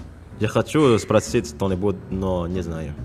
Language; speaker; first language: Russian; non-native, learner; Indonesian